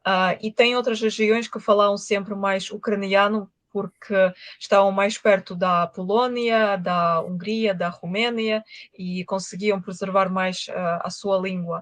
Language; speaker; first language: Portuguese; non-native, fluent; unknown